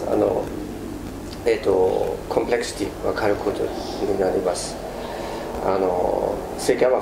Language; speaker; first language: Japanese; non-native, fluent; German